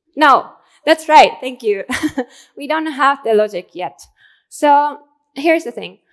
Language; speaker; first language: English; non-native, fluent; Japanese